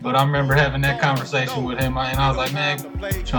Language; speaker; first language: English; native; English